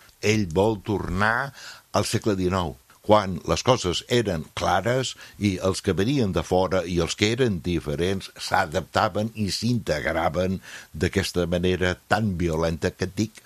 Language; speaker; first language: Catalan; non-native, fluent; English